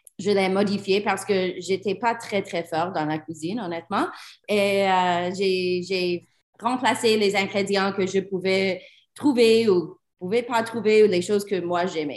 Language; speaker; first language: French; non-native, learner; English